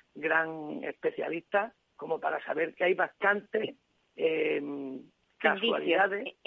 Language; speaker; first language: Spanish; native; Spanish